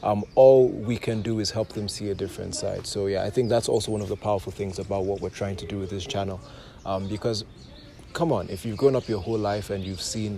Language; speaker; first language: English; non-native, local second language; Yoruba